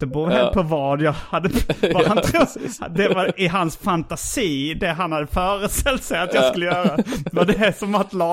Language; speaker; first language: Swedish; native; Swedish